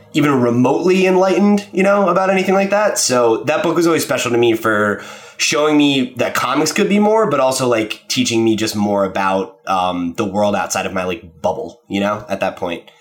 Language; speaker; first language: English; native; English